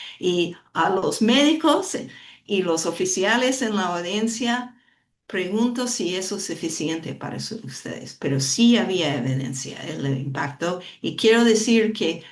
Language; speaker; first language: Spanish; non-native, fluent; English